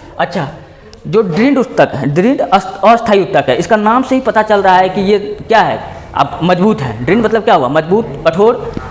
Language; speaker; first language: Hindi; native; Hindi